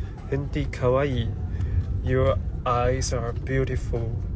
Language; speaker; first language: English; non-native, learner; Chinese